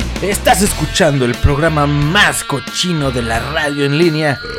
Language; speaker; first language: Spanish; native; Spanish